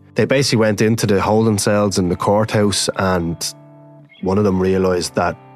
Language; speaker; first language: English; native; English